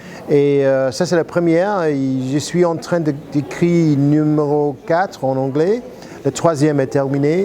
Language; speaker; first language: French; non-native, fluent; English